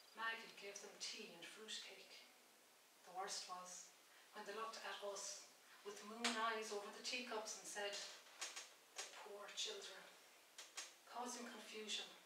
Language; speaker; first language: English; native; English